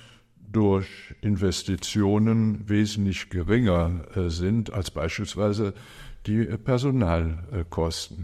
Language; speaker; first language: German; native; German